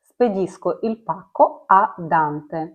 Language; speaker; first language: Italian; non-native, fluent; Ukrainian